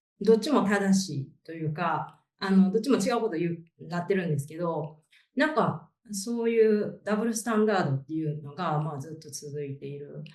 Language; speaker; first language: Japanese; native; Japanese